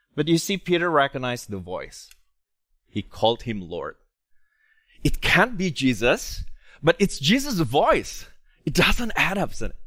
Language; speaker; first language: English; non-native, fluent; Indonesian